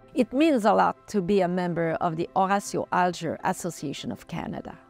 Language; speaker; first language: English; non-native, fluent; French